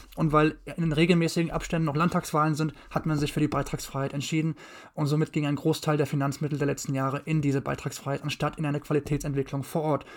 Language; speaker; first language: German; native; German